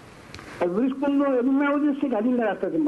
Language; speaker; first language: Greek; native; Greek